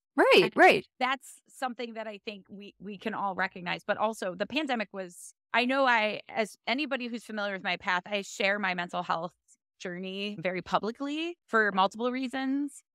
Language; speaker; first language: English; native; English